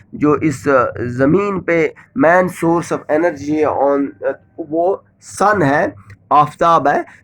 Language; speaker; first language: Urdu; non-native, local second language; Kashmiri